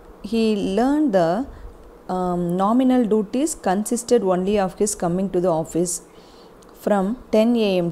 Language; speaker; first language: English; non-native, local second language; Tamil